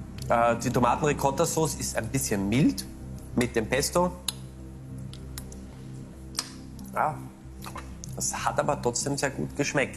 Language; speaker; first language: German; native; German